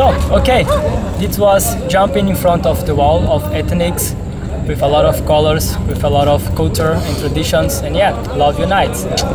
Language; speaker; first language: English; non-native, fluent; Portuguese